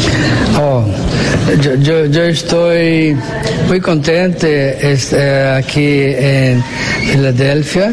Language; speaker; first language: Spanish; non-native, learner; Portuguese